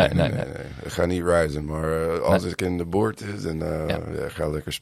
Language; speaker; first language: Dutch; non-native, learner; English